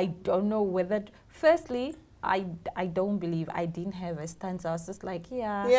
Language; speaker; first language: English; native; English